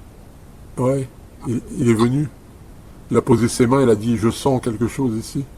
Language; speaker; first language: French; native; French